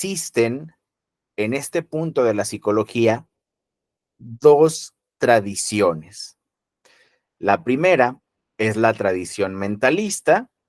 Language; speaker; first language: Spanish; native; Spanish